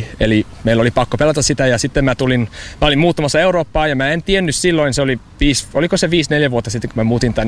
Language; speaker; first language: Finnish; non-native, fluent; English